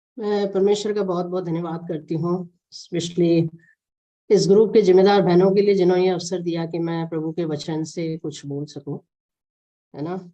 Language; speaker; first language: Hindi; non-native, local second language; Malayalam